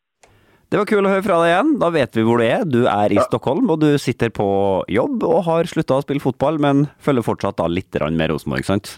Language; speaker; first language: Norwegian; native; Norwegian